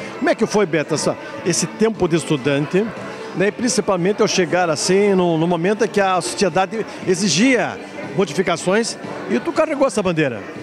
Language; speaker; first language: Portuguese; native; Portuguese